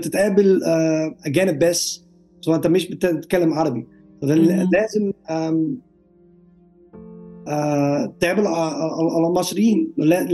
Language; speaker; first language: Arabic; non-native, learner; Dutch